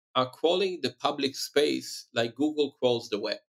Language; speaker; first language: English; non-native, fluent; Hebrew